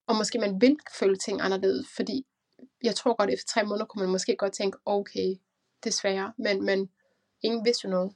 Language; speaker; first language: Danish; native; Danish